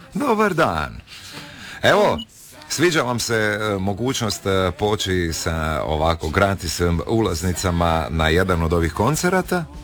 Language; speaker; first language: Croatian; native; Croatian